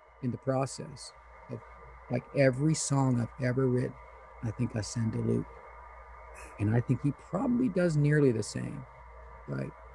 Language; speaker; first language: English; early bilingual, other home language; Pennsylvania German